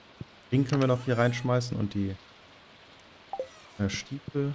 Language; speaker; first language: German; native; German